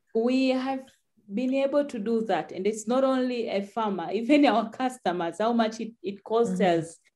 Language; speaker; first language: English; non-native, local second language; Swahili